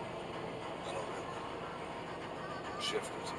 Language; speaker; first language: French; native; French